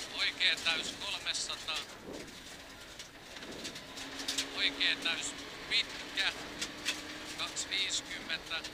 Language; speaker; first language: Finnish; native; Finnish